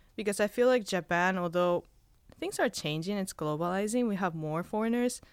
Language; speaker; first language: English; non-native, fluent; Spanish